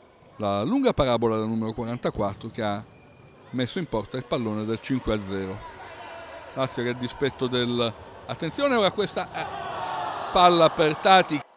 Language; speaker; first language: Italian; native; Italian